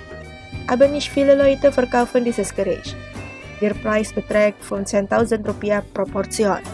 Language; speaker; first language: German; non-native, fluent; Indonesian